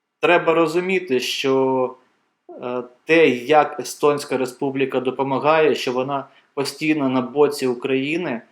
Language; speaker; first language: Ukrainian; native; Ukrainian